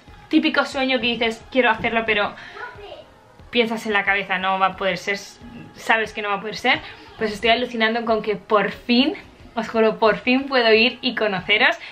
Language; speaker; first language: Spanish; native; Spanish